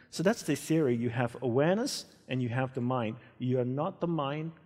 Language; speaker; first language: English; native; English